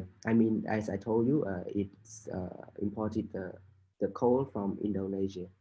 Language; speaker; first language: English; non-native, fluent; Khmer